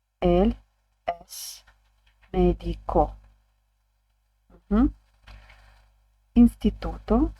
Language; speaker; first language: Spanish; non-native, fluent; Ukrainian